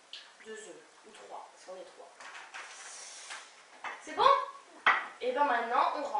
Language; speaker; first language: French; native; French